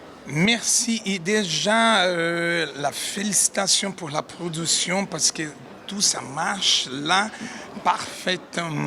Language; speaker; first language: French; non-native, learner; Portuguese